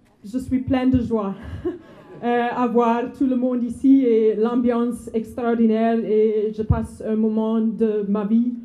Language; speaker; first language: French; non-native, fluent; Afrikaans